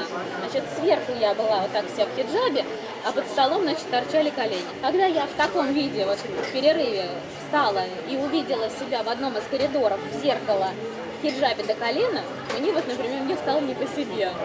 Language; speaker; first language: Russian; native; Russian